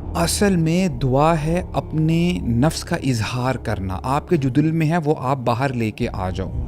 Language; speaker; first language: Urdu; native; Urdu